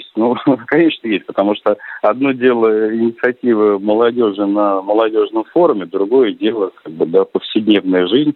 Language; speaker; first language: Russian; native; Russian